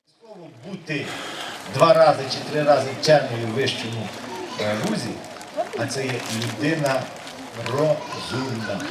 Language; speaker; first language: Ukrainian; native; Ukrainian